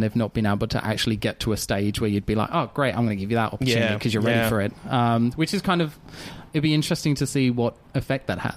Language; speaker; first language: English; native; English